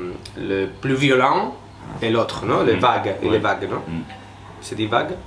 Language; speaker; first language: French; non-native, fluent; Spanish